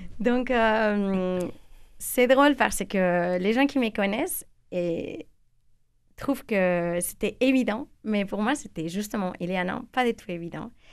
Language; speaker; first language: French; non-native, fluent; Spanish